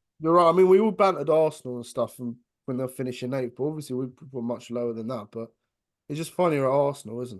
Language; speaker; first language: English; native; English